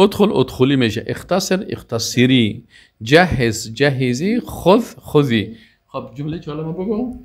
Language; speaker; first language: Arabic; non-native, fluent; Persian